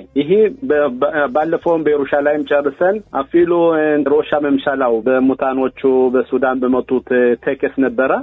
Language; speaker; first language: Amharic; native; Amharic